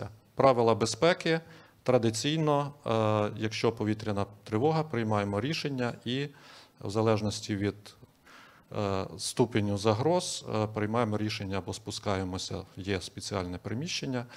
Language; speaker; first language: Ukrainian; native; Ukrainian